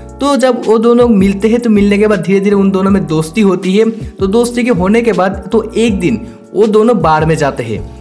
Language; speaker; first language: Hindi; non-native, local second language; Bangla